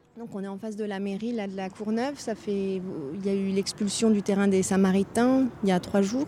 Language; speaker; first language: French; native; French